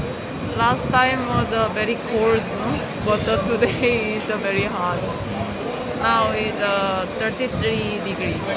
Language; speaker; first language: English; non-native, learner; Korean